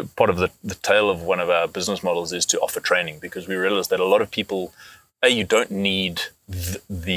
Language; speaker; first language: English; native; English